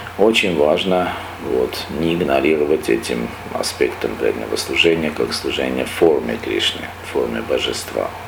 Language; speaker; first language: Russian; non-native, local second language; Armenian